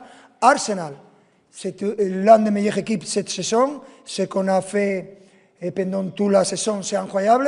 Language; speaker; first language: French; non-native, fluent; Spanish